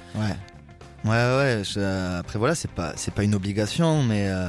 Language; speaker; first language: French; native; French